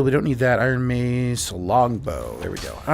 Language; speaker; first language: English; native; English